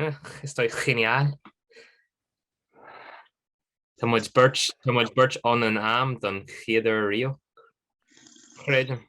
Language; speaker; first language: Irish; non-native, local second language; English